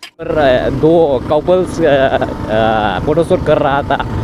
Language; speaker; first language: Hindi; non-native, learner; Bodo